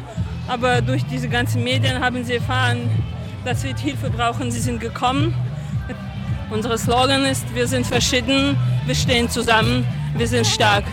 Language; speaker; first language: German; non-native, fluent; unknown